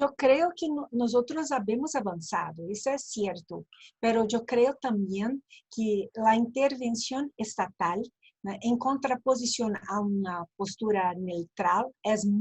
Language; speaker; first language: Spanish; non-native, learner; Portuguese